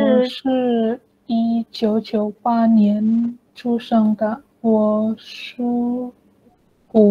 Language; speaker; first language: Chinese; non-native, learner; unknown